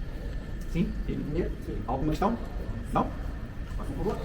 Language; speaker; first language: Portuguese; native; Portuguese